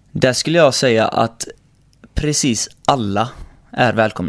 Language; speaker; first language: Swedish; early bilingual, other home language; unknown